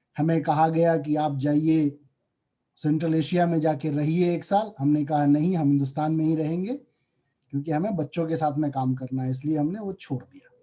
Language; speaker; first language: Hindi; native; Hindi